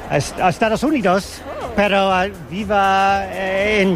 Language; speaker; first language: Spanish; non-native, learner; English